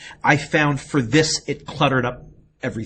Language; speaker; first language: English; native; English